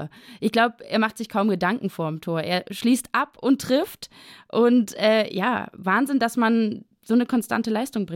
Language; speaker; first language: German; native; German